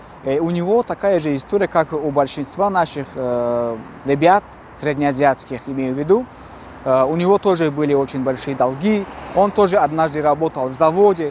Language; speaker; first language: Russian; non-native, local second language; Tajik